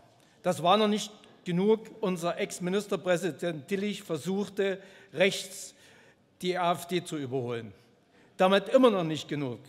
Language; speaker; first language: German; native; German